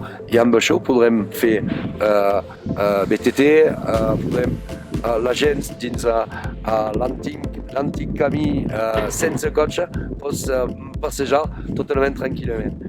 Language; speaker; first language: Catalan; non-native, fluent; French